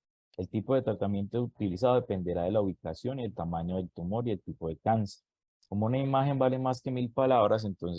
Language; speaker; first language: Spanish; native; Spanish